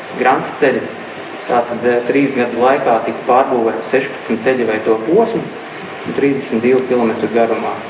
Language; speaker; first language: Latvian; native; Latvian